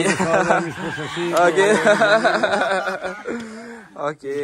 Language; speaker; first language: Spanish; non-native, learner; Portuguese